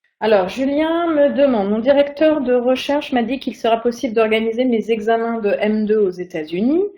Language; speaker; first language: French; native; French